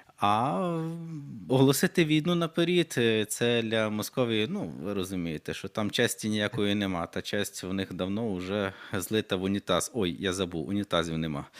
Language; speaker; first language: Ukrainian; native; Ukrainian